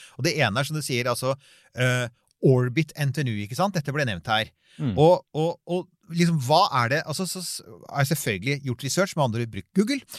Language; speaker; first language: Norwegian; native; Norwegian